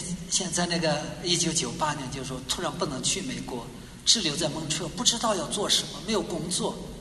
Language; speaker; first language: Chinese; native; Chinese